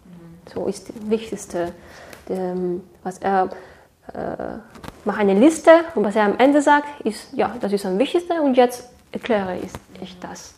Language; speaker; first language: German; non-native, fluent; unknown